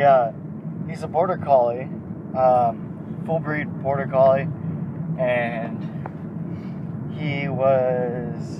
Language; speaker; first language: English; native; English